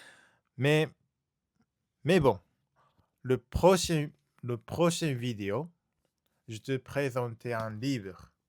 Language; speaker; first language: French; non-native, learner; Japanese